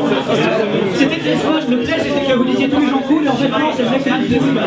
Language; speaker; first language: French; native; French